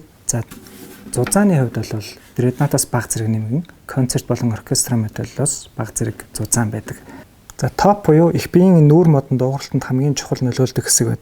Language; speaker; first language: Mongolian; native; Mongolian